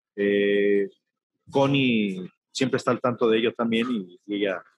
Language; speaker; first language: Spanish; native; Spanish